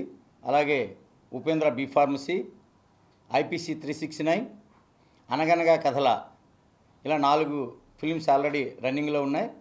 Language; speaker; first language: Telugu; native; Telugu